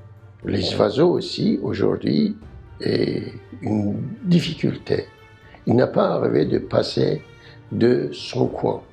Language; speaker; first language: French; non-native, learner; Turkish